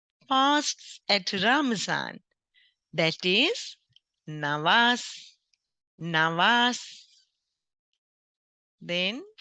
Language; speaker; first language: English; non-native, local second language; Sinhala